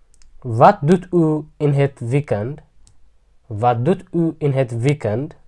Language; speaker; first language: Dutch; non-native, learner; Tigrinya